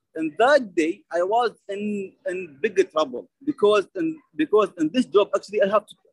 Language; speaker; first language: English; non-native, learner; Arabic